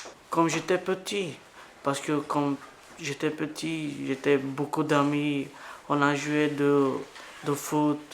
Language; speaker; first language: French; non-native, learner; Bulgarian